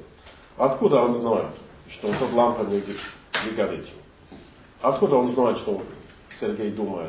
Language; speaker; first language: Russian; non-native, fluent; English